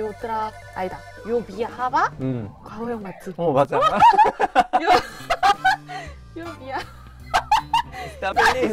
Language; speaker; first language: Spanish; non-native, learner; Korean